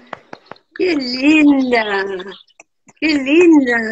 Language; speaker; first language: Spanish; native; Spanish